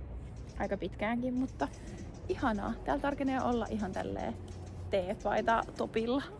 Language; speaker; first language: Finnish; native; Finnish